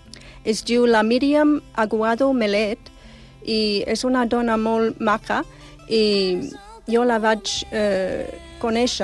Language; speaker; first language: Catalan; non-native, fluent; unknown